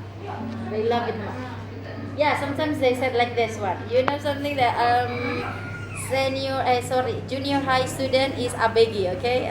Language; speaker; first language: English; non-native, fluent; Indonesian